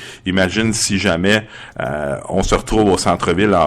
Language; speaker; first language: French; native; French